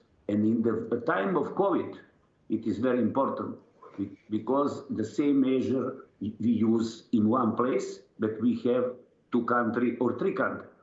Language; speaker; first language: English; non-native, learner; Serbian